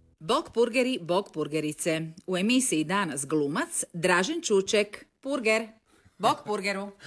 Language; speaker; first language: Croatian; native; Croatian